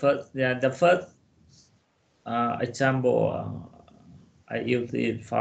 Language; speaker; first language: English; non-native, learner; Vietnamese